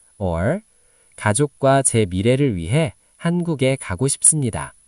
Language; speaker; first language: Korean; non-native, learner; Nepali